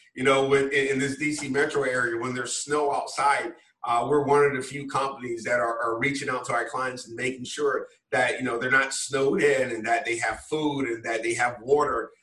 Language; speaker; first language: English; native; English